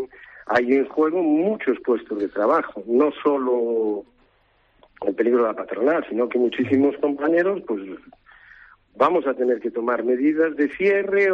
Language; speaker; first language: Spanish; native; Spanish